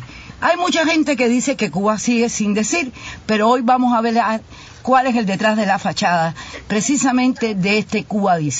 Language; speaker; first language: Spanish; native; Spanish